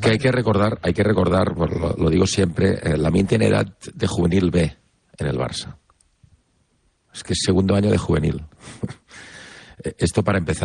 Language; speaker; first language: Spanish; native; Spanish